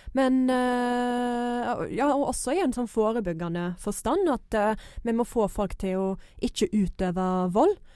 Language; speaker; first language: Norwegian; non-native, fluent; English